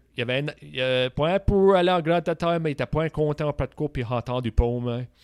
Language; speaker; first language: French; native; French